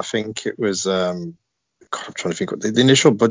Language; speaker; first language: English; native; English